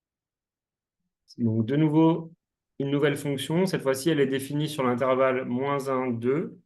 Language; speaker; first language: French; native; French